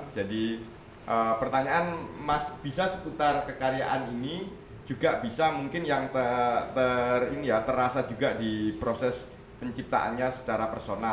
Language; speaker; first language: Indonesian; non-native, local second language; Javanese